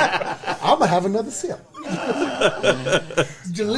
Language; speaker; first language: English; native; English